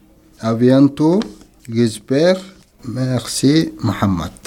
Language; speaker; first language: French; non-native, learner; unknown